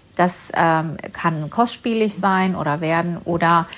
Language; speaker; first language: German; early bilingual, other home language; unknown